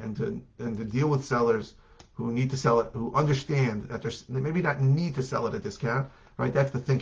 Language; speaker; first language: English; native; English